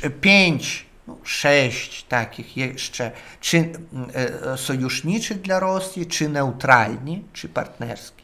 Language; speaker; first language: Polish; non-native, learner; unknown